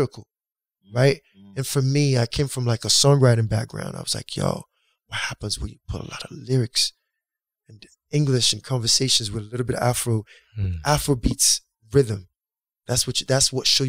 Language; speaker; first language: English; non-native, local second language; Yoruba